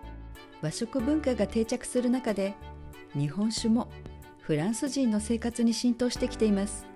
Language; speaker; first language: Japanese; native; Japanese